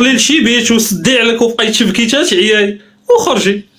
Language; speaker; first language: Arabic; native; Arabic